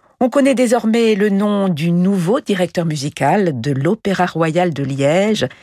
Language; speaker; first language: French; native; French